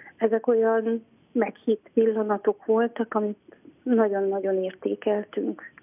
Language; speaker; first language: Hungarian; native; Hungarian